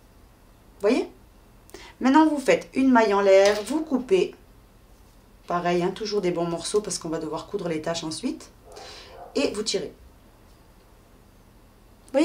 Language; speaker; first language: French; native; French